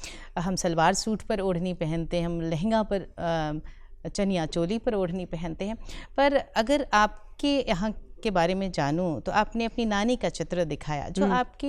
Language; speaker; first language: Hindi; native; Hindi